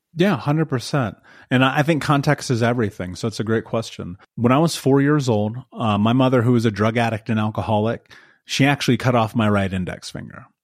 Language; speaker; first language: English; native; English